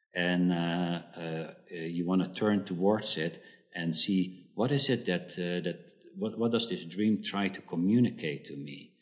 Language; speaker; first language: English; early bilingual, other home language; Dutch